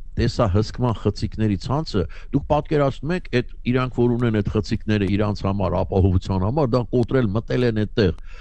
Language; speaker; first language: Armenian; native; Armenian